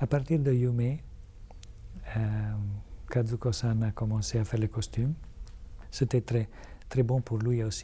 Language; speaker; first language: French; non-native, fluent; Italian